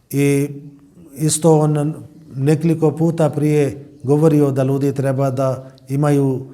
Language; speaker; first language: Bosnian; non-native, learner; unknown